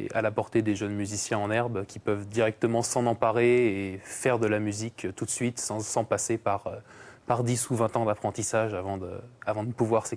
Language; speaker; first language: French; native; French